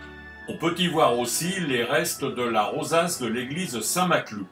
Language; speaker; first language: French; native; French